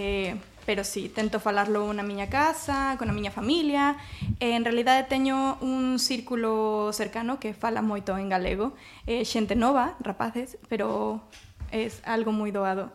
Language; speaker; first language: Galician; non-native, fluent; Spanish